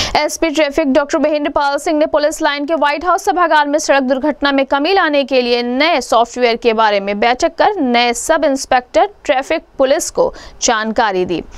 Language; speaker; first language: Hindi; native; Hindi